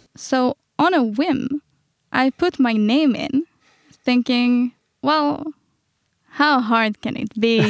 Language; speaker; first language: English; non-native, fluent; Hebrew